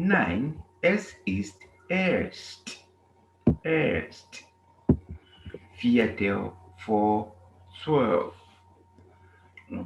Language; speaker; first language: German; non-native, learner; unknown